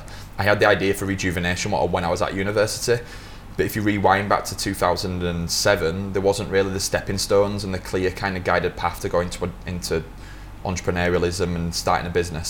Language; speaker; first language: English; native; English